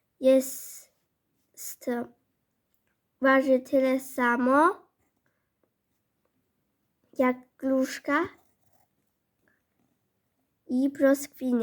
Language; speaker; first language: Polish; non-native, learner; Chinese